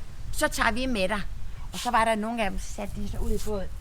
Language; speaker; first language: Danish; native; Danish